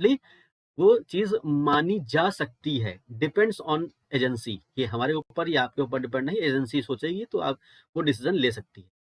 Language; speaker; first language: Hindi; native; Hindi